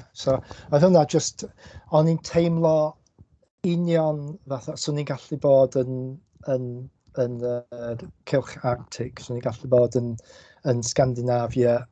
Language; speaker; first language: Welsh; non-native, local second language; English